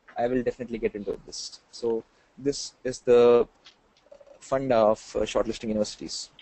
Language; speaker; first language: English; non-native, local second language; Hindi